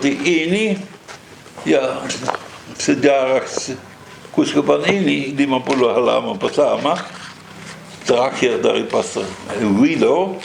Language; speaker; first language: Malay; non-native, fluent; Dutch